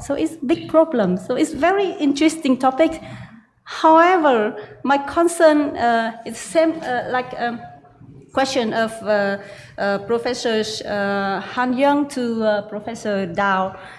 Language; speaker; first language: English; non-native, learner; Vietnamese